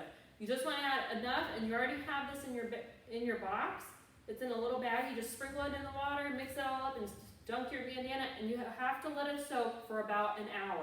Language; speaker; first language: English; native; English